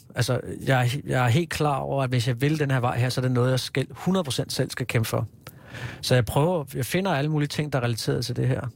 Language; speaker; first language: Danish; native; Danish